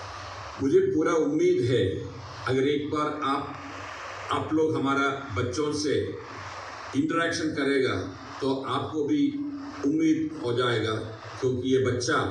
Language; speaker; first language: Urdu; non-native, local second language; Malayalam